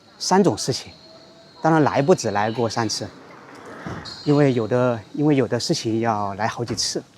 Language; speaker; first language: Chinese; native; Chinese